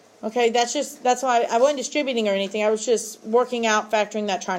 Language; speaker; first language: English; native; English